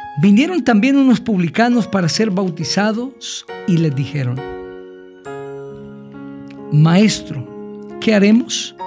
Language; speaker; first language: Spanish; native; Spanish